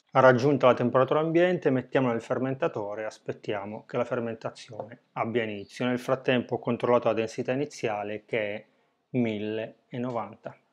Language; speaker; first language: Italian; native; Italian